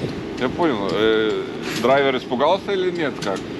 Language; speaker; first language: Russian; non-native, fluent; Lithuanian